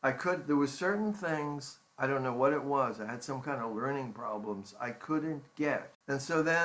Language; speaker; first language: English; native; English